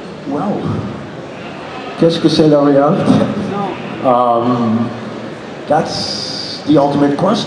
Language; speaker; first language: French; non-native, learner; English